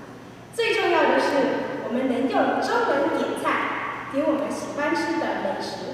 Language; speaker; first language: Chinese; early bilingual, heritage; Chinese